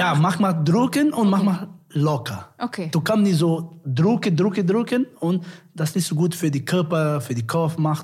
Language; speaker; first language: German; non-native, learner; Portuguese